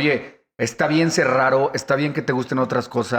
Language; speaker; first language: Spanish; native; Spanish